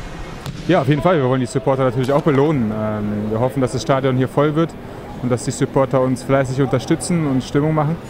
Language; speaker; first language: German; native; German